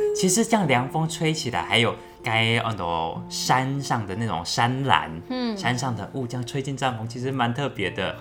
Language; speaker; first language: Chinese; native; Chinese